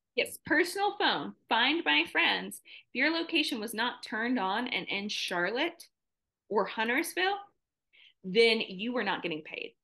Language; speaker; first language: English; native; English